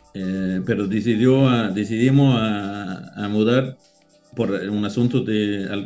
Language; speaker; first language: Spanish; non-native, learner; Danish